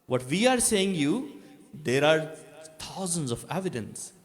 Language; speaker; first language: English; non-native, local second language; Urdu